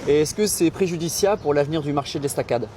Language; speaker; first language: French; native; French